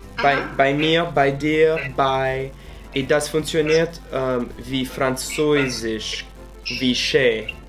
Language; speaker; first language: German; non-native, learner; English